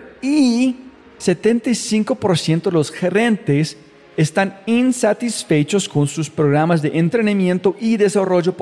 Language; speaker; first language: Spanish; non-native, fluent; English